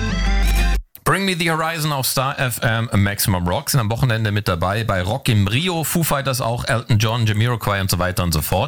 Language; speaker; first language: German; native; German